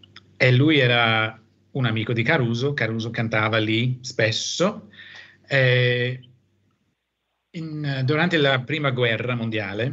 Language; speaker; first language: Italian; non-native, fluent; English